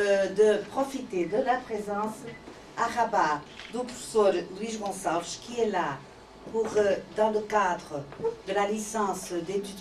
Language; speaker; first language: French; non-native, fluent; Portuguese